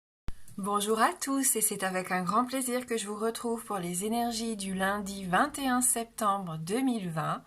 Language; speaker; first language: French; native; French